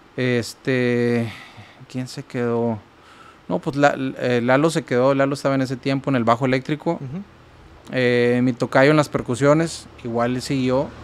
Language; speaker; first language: Spanish; native; Spanish